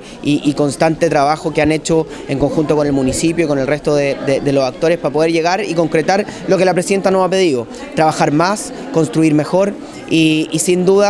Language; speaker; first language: Spanish; native; Spanish